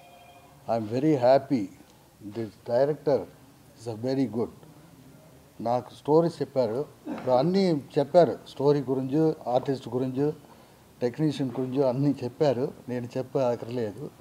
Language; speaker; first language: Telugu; non-native, local second language; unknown